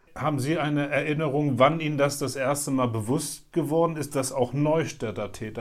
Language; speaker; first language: German; native; German